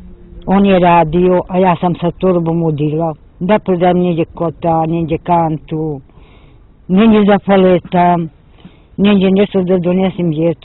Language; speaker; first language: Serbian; non-native, local second language; Romany